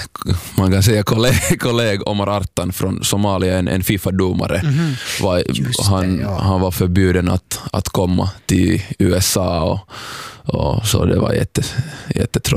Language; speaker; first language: Swedish; non-native, local second language; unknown